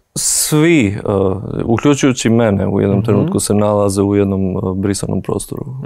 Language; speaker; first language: Croatian; non-native, fluent; Albanian